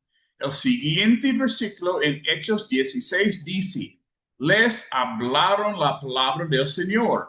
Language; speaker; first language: Spanish; non-native, learner; English